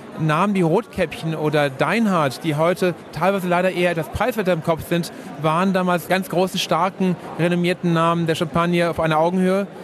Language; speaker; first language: German; native; German